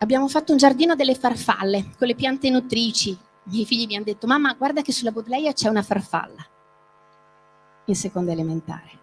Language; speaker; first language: Italian; native; Italian